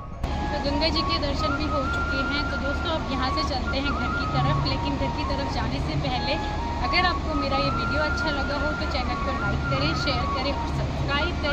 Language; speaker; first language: Hindi; native; Hindi